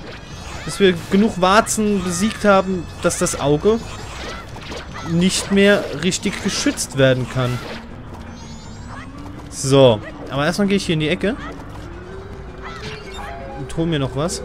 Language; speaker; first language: German; native; German